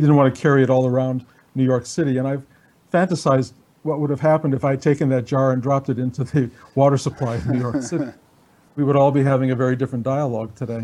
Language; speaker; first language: English; native; English